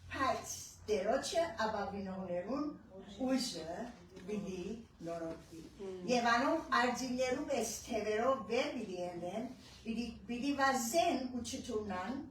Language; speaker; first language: Armenian; early bilingual, heritage; Armenian